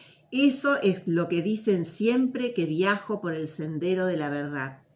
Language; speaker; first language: Spanish; native; Spanish